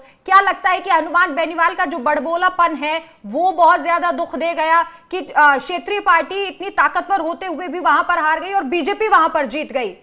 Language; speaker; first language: Hindi; native; Hindi